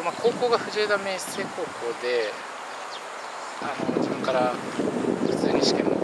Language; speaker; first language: Japanese; native; Japanese